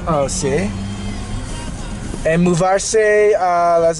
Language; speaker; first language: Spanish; non-native, learner; English